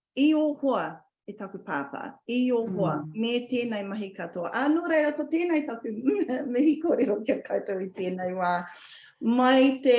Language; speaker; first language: Māori; non-native, local second language; English